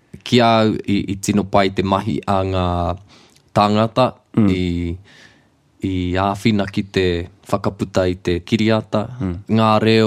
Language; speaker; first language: Māori; non-native, local second language; English